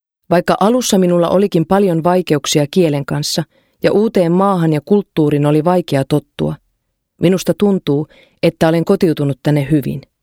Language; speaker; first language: Finnish; non-native, fluent; Persian